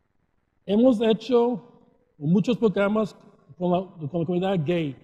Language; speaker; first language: Spanish; early bilingual, heritage; Spanish